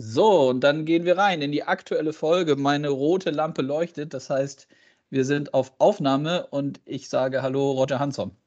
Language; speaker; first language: German; native; German